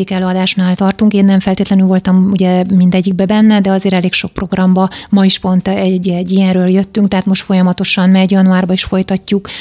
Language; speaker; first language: Hungarian; native; Hungarian